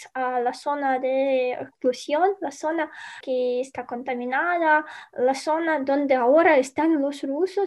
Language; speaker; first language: Spanish; non-native, fluent; Ukrainian